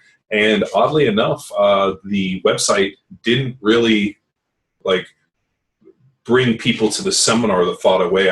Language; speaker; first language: English; native; English